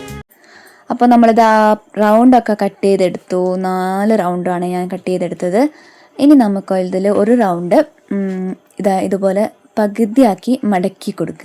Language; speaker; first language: Malayalam; native; Malayalam